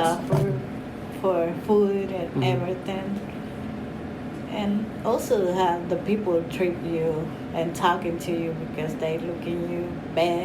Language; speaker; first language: English; non-native, learner; Spanish